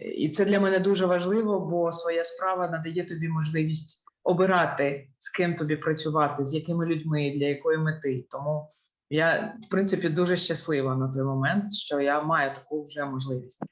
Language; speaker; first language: Ukrainian; non-native, local second language; Russian